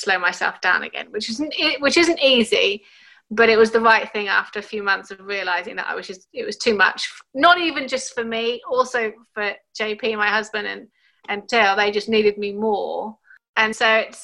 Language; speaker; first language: English; native; English